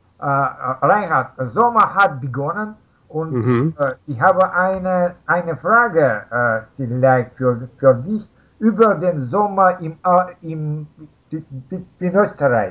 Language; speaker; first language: German; non-native, learner; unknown